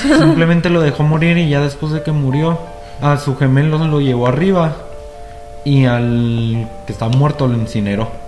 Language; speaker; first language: Spanish; native; Spanish